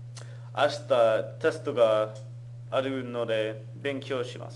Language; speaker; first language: Japanese; non-native, learner; English